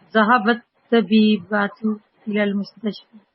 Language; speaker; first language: Arabic; non-native, learner; Urdu